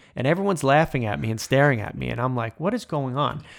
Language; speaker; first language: English; native; English